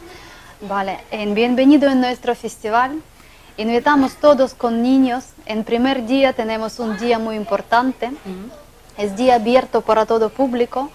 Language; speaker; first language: Spanish; non-native, learner; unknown